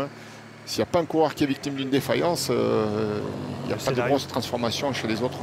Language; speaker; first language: French; native; French